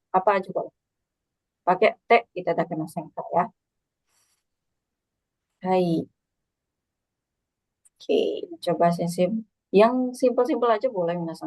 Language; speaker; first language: Indonesian; native; Indonesian